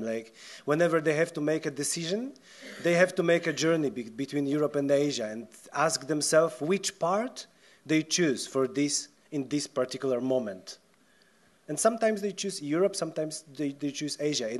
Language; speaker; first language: English; non-native, fluent; Polish